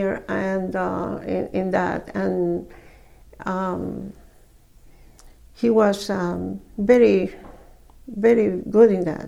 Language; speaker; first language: English; non-native, fluent; Spanish